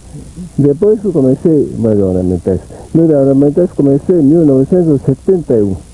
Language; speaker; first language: Portuguese; non-native, learner; Japanese